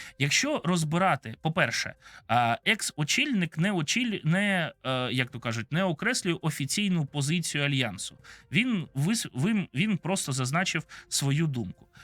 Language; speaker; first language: Ukrainian; non-native, local second language; Russian